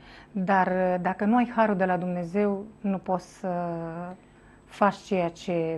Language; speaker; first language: Romanian; native; Romanian